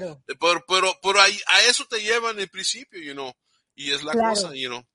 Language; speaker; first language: Spanish; early bilingual, heritage; Spanish